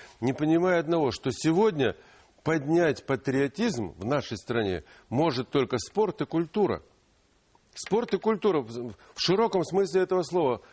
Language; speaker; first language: Russian; non-native, local second language; Ukrainian